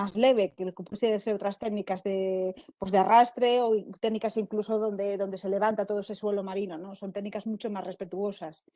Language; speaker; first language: Spanish; native; Spanish